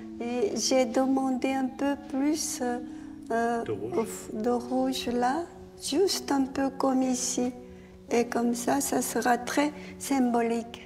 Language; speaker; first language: French; non-native, fluent; Korean